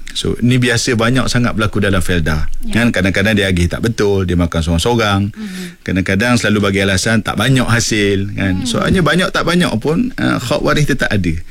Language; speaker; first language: Malay; native; Malay